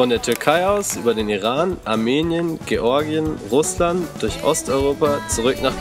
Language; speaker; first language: German; native; German